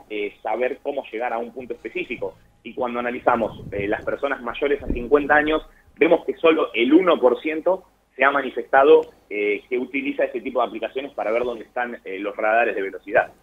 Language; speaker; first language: Spanish; native; Spanish